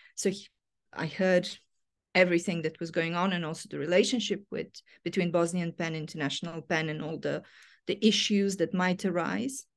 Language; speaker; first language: English; non-native, fluent; Serbian